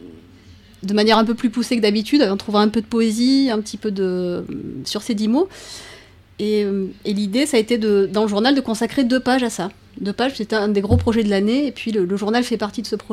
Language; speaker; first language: French; native; French